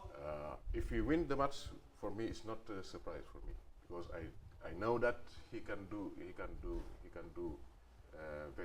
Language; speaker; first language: English; non-native, learner; Wolof